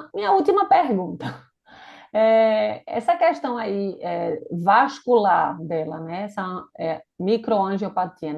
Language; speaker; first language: Portuguese; native; Portuguese